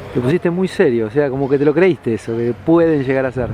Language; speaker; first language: Spanish; native; Spanish